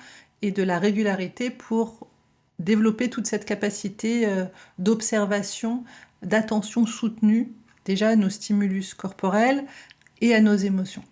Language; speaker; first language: French; native; French